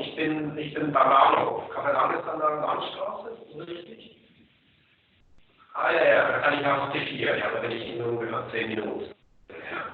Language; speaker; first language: German; non-native, fluent; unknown